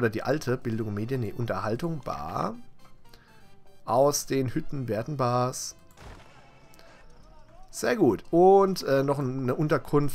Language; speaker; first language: German; native; German